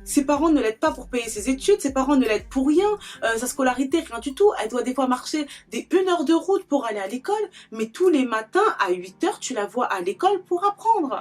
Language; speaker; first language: French; native; French